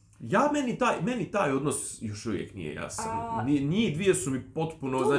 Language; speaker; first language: Serbian; native; Serbian